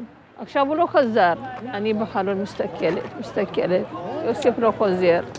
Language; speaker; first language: Hebrew; non-native, learner; Amharic